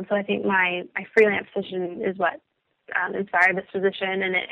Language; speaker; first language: English; native; English